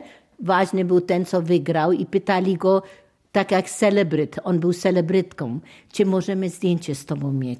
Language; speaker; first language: Polish; non-native, fluent; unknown